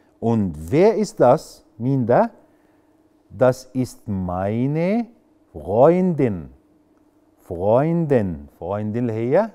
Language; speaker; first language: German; non-native, fluent; Arabic